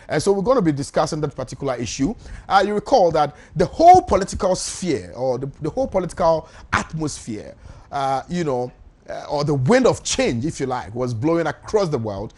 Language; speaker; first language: English; non-native, local second language; Akan